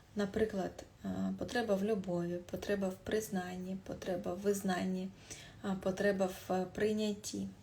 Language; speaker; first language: Ukrainian; non-native, local second language; Russian